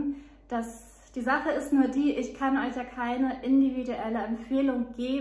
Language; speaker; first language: German; native; German